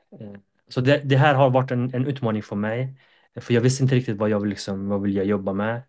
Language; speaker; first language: Swedish; non-native, fluent; Persian